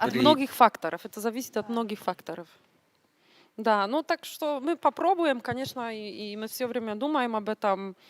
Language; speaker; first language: Russian; non-native, fluent; Polish